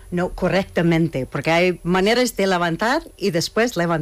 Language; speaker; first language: Spanish; non-native, fluent; English